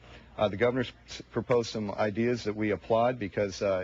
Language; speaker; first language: English; native; English